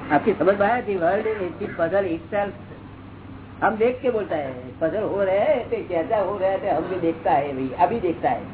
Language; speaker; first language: Hindi; non-native, local second language; Gujarati